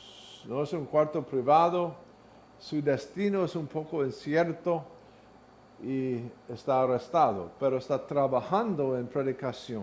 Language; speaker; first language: Spanish; non-native, learner; English